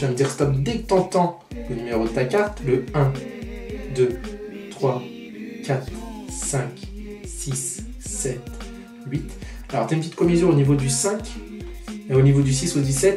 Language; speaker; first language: French; native; French